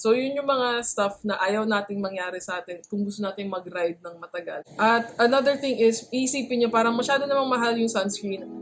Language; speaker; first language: Filipino; native; Filipino